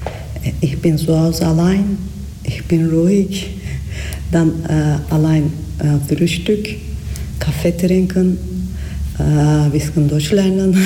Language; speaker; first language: German; non-native, learner; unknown